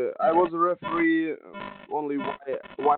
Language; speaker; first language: English; non-native, learner; Russian